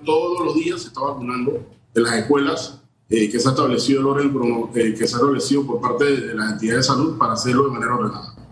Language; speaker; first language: Spanish; native; Spanish